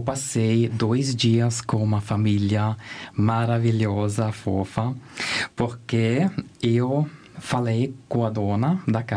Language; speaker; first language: Portuguese; non-native, learner; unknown